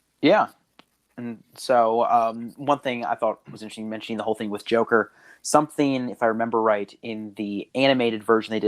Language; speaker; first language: English; native; English